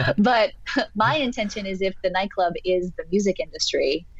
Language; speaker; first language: English; native; English